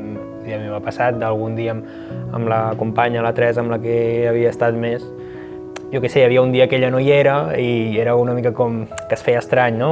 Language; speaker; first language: Catalan; native; Catalan